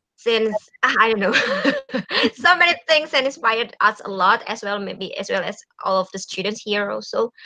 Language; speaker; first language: English; non-native, fluent; Indonesian